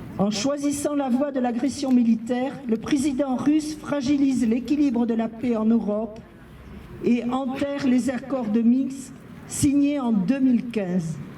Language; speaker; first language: French; native; French